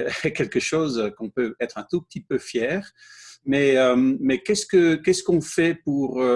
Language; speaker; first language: French; non-native, fluent; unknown